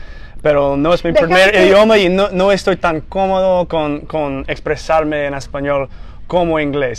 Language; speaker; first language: Spanish; non-native, fluent; English